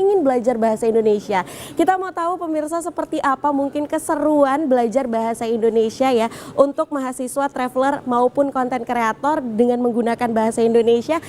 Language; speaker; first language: Indonesian; native; Indonesian